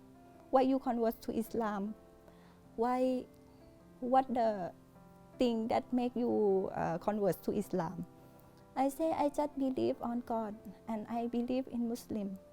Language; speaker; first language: English; non-native, learner; Thai